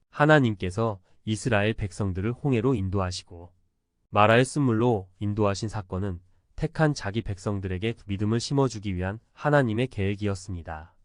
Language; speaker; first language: Korean; native; Korean